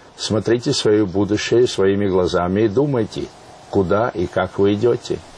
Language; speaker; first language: Russian; non-native, local second language; Latvian